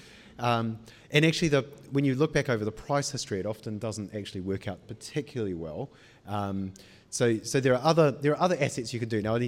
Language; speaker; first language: English; native; English